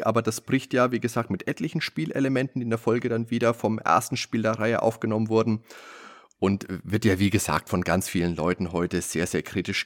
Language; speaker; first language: German; native; German